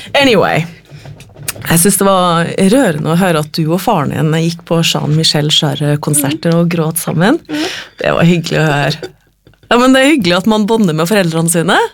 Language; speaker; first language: Norwegian; native; Norwegian